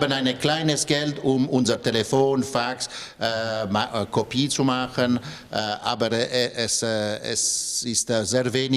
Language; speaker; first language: German; non-native, local second language; French